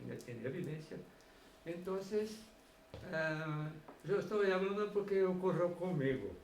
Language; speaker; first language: Spanish; non-native, fluent; Portuguese